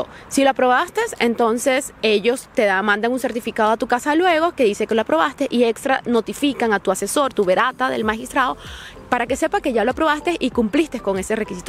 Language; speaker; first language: Spanish; native; Spanish